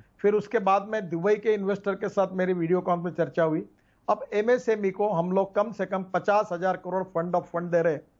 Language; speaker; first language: Hindi; non-native, local second language; Marathi